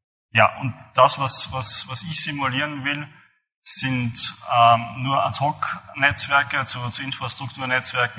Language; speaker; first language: German; native; German